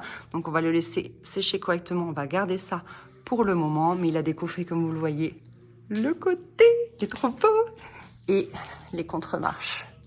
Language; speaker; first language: French; native; French